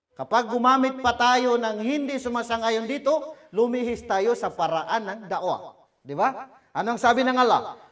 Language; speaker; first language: Filipino; non-native, local second language; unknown